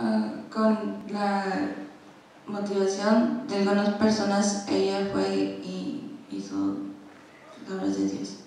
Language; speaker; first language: Spanish; non-native, learner; English